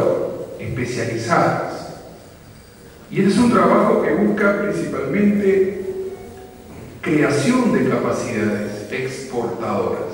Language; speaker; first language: Spanish; native; Spanish